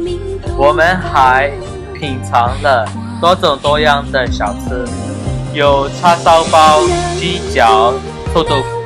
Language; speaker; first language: Chinese; non-native, learner; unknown